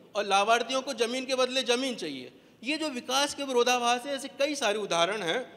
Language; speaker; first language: Hindi; native; Hindi